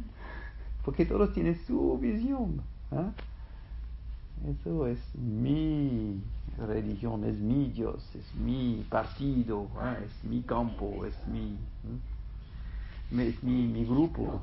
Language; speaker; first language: Spanish; non-native, fluent; French